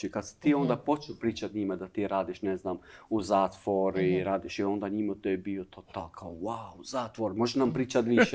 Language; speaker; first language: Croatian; non-native, learner; Albanian